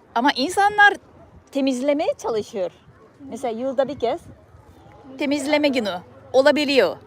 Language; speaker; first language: Turkish; non-native, fluent; Japanese